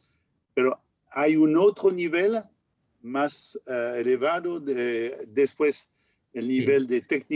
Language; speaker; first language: Spanish; non-native, learner; French